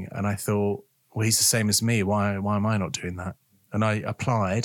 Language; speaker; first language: English; native; English